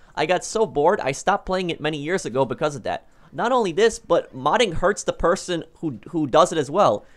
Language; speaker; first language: English; native; English